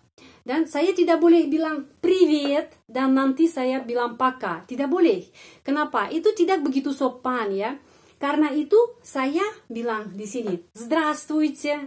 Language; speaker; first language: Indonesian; non-native, fluent; Russian